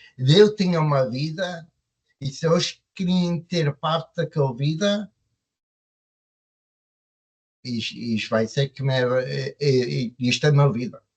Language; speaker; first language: Portuguese; early bilingual, heritage; Portuguese